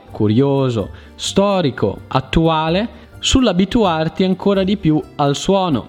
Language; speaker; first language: Italian; native; Italian